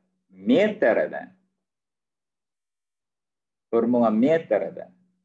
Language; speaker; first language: Swedish; non-native, fluent; Arabic